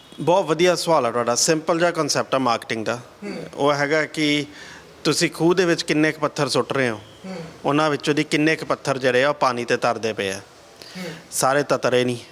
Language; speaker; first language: Punjabi; early bilingual, heritage; Punjabi